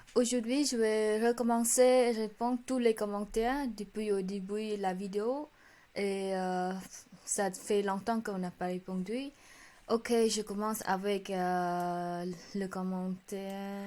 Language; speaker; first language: French; non-native, learner; Khmer